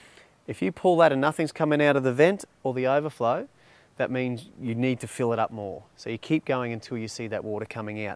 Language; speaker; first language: English; native; English